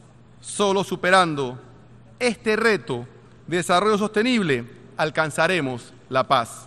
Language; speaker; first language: Spanish; native; Spanish